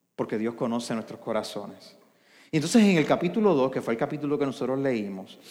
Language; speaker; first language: Spanish; native; Spanish